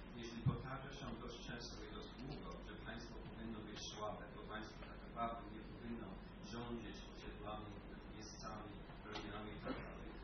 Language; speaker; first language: Polish; non-native, fluent; English